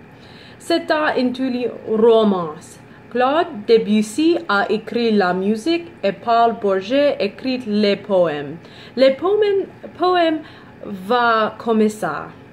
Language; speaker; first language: French; non-native, learner; English